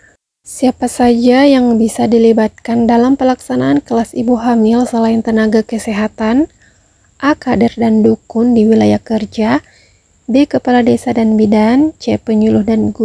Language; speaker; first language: Indonesian; native; Indonesian